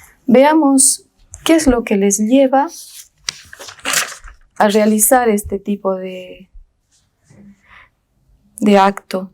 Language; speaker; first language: Spanish; native; Spanish